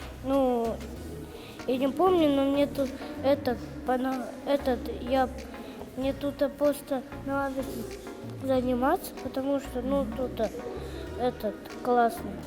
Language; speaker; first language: Russian; non-native, local second language; Kyrgyz